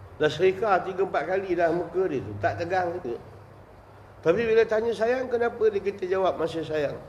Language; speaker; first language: Malay; native; Malay